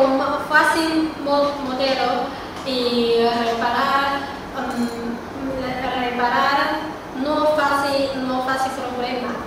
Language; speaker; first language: Spanish; non-native, learner; Chinese